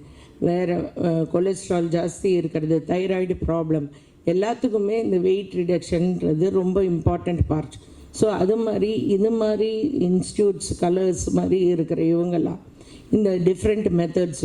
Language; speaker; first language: Tamil; native; Tamil